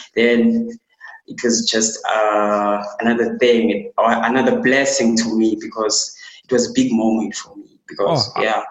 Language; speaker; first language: English; non-native, local second language; Xhosa